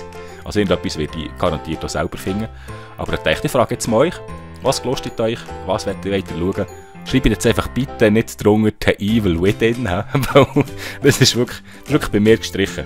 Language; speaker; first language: German; native; German